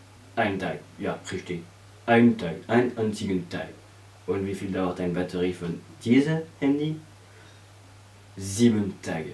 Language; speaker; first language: German; non-native, learner; French